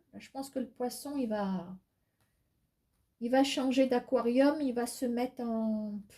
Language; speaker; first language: French; native; French